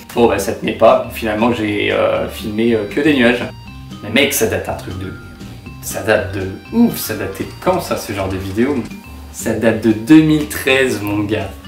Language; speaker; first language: French; native; French